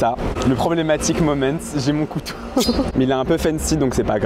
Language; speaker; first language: French; native; French